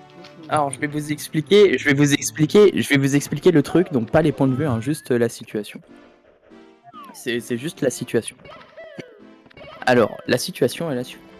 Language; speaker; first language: French; native; French